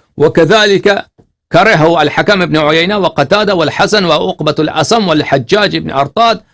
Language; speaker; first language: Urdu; non-native, fluent; Persian